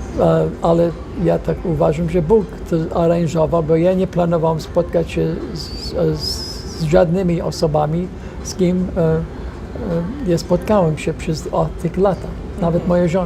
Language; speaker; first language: Polish; non-native, fluent; English